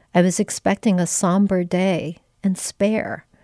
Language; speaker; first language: English; non-native, local second language; Filipino